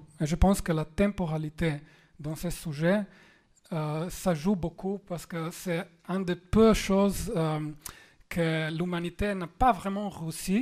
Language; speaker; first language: French; non-native, fluent; Slovenian